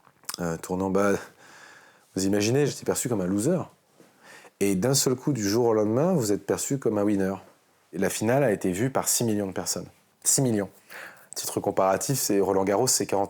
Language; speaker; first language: French; native; French